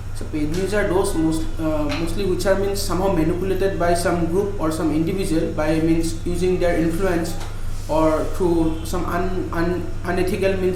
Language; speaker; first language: English; non-native, local second language; Assamese